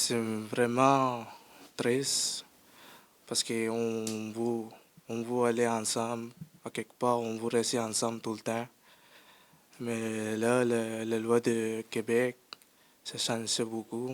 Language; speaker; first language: French; early bilingual, other home language; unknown